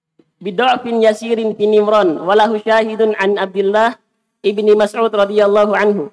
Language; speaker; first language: Arabic; non-native, learner; Indonesian